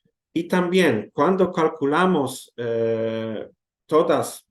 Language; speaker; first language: Spanish; non-native, learner; Polish